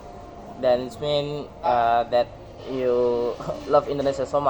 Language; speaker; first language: English; non-native, learner; Indonesian